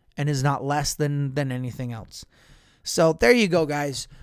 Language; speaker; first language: English; native; English